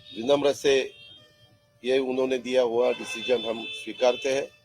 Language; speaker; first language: Hindi; non-native, local second language; Marathi